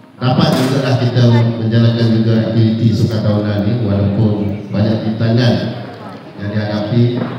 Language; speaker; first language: Malay; native; Malay